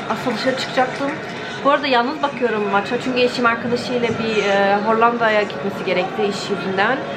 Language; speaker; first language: Turkish; early bilingual, heritage; Turkish